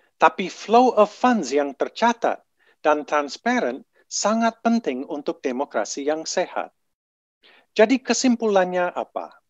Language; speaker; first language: Indonesian; non-native, fluent; English